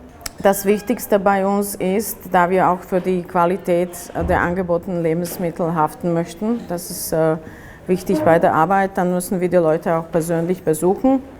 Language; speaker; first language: German; non-native, fluent; Slovak